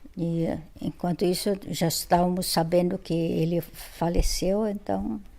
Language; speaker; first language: Portuguese; non-native, fluent; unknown